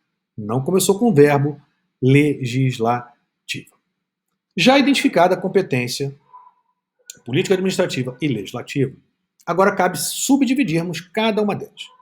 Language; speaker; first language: Portuguese; native; Portuguese